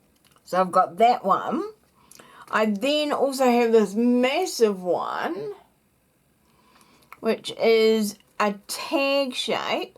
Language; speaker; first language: English; native; English